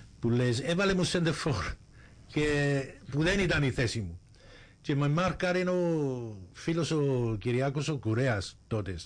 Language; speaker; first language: Greek; early bilingual, heritage; Greek